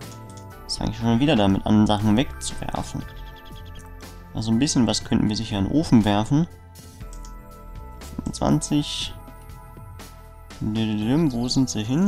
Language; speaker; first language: German; native; German